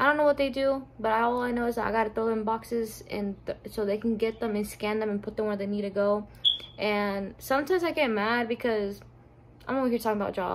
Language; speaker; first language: English; early bilingual, other home language; Spanish